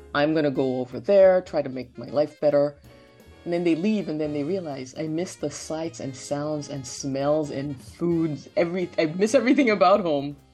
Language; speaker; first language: English; non-native, local second language; Yoruba